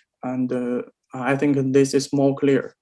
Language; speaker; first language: English; non-native, learner; Chinese